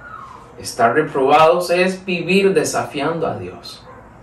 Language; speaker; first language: Spanish; native; Spanish